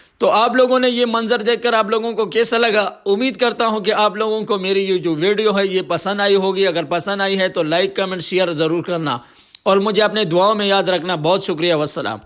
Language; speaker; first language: Urdu; non-native, local second language; Pashto